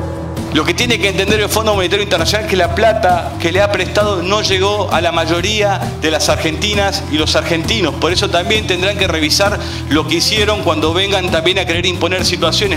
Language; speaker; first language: Spanish; native; Spanish